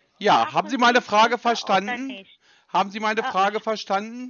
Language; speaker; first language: German; native; German